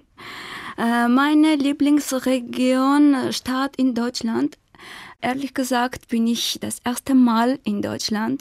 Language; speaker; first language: German; non-native, fluent; Armenian